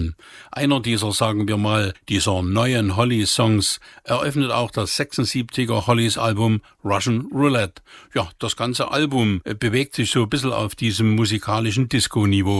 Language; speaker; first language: German; native; German